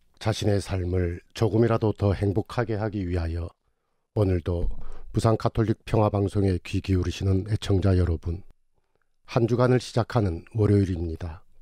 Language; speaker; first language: Korean; native; Korean